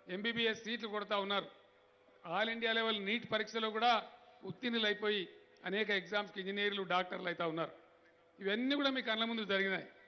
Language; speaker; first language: Telugu; native; Telugu